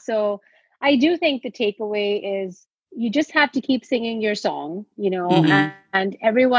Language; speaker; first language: English; non-native, local second language; Hindi